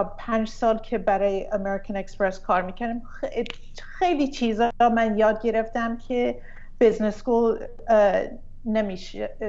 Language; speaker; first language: Persian; early bilingual, heritage; Persian